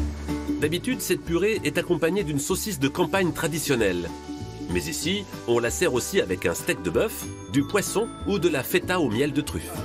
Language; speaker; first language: French; native; French